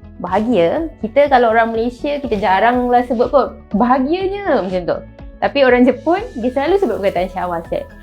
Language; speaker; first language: Malay; native; Malay